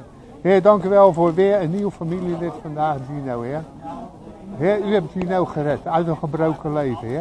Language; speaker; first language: Dutch; native; Dutch